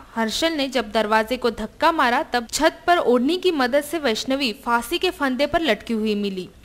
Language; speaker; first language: Hindi; non-native, local second language; Marathi